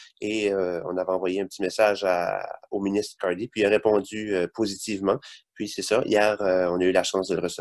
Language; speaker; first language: French; native; French